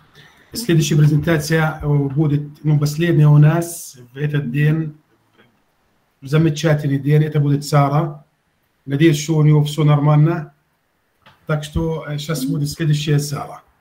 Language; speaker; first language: Russian; non-native, fluent; Arabic